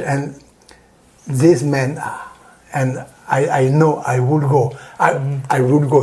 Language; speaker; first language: English; non-native, learner; French